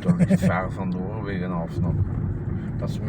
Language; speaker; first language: Dutch; native; Dutch